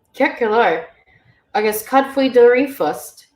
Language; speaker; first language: Irish; non-native, learner; English